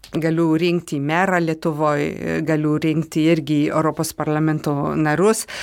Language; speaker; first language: Lithuanian; non-native, fluent; French